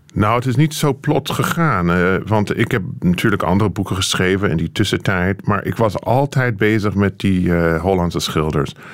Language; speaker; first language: Dutch; non-native, fluent; English